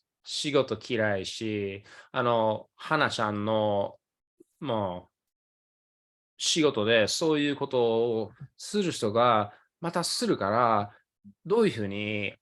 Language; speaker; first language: Japanese; early bilingual, other home language; English